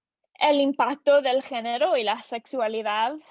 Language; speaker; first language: Spanish; non-native, learner; English